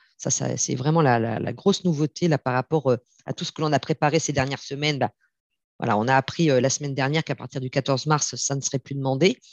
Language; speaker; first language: French; native; French